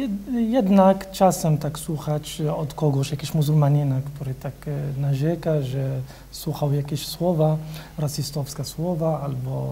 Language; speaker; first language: Polish; non-native, learner; Arabic